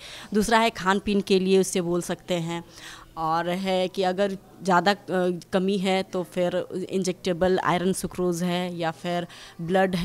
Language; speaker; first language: Hindi; native; Hindi